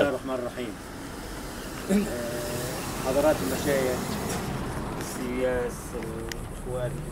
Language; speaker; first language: Arabic; native; Arabic